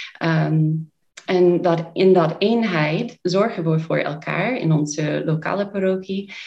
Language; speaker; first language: Dutch; non-native, fluent; English